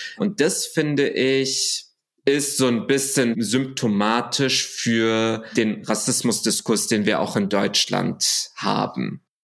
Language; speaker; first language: German; early bilingual, other home language; Arabic